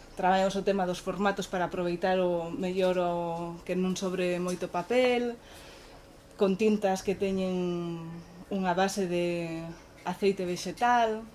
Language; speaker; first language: Galician; non-native, local second language; Spanish